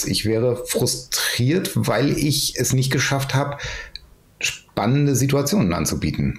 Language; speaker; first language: German; native; German